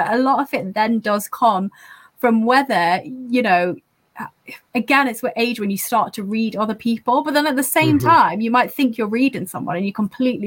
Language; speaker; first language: English; native; English